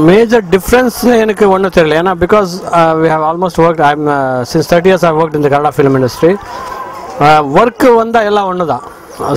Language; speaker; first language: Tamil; non-native, local second language; Kannada